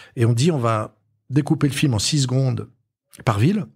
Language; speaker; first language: French; native; French